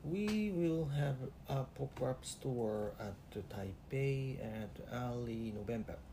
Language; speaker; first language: English; non-native, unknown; Japanese